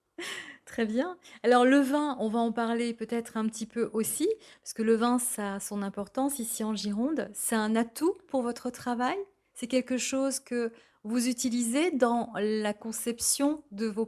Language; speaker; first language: French; native; French